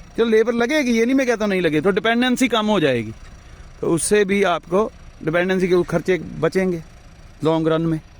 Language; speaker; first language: Hindi; non-native, local second language; Punjabi